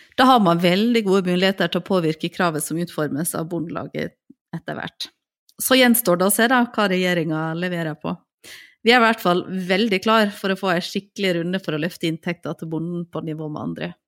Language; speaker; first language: Norwegian; native; Norwegian